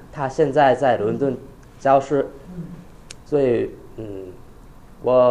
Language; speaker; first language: Chinese; non-native, fluent; Japanese